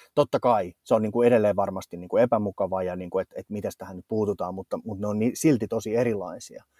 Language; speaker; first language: Finnish; native; Finnish